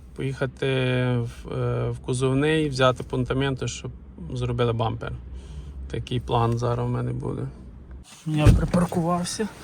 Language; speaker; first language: Ukrainian; native; Ukrainian